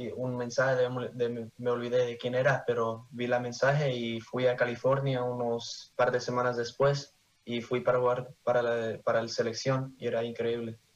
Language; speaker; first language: Spanish; early bilingual, heritage; Spanish